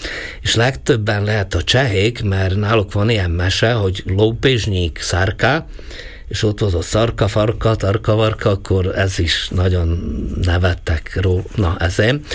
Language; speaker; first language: Hungarian; non-native, local second language; Slovak